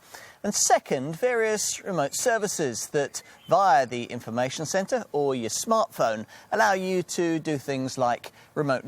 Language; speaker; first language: English; native; English